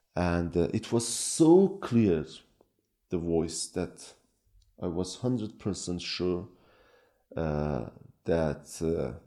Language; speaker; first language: English; non-native, fluent; Kurdish